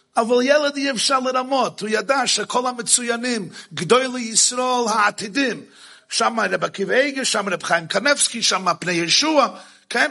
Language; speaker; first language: Hebrew; non-native, fluent; English